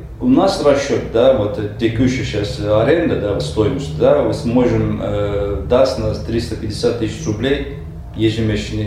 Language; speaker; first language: Russian; non-native, learner; Turkish